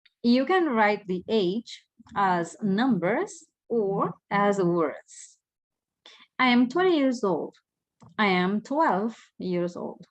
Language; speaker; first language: English; non-native, fluent; Spanish